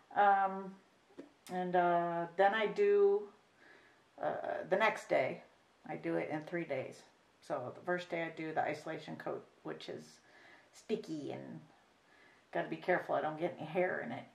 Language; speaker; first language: English; native; English